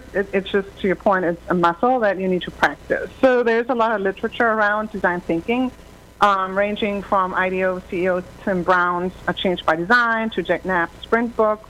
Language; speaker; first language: English; non-native, fluent; German